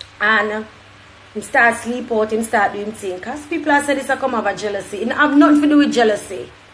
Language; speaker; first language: English; native; English